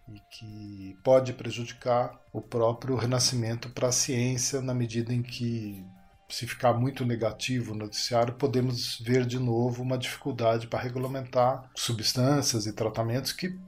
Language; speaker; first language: Portuguese; native; Portuguese